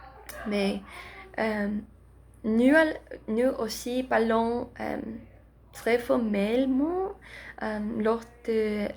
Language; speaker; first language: French; non-native, learner; Spanish